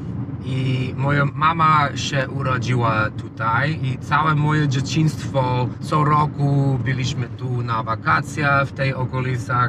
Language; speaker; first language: Polish; non-native, learner; English